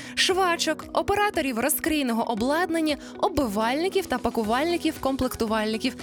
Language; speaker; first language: Ukrainian; native; Ukrainian